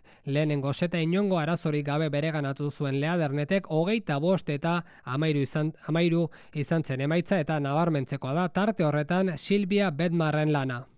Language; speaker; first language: Basque; native; Basque